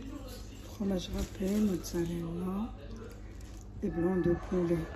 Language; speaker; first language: French; non-native, fluent; Arabic